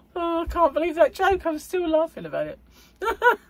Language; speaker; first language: English; native; English